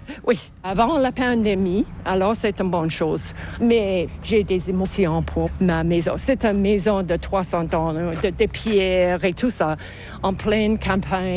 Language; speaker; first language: French; non-native, local second language; English